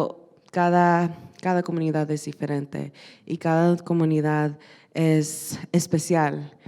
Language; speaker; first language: Spanish; early bilingual, heritage; Spanish